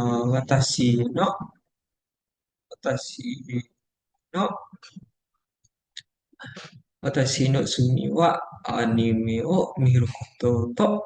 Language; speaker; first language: Japanese; non-native, learner; Indonesian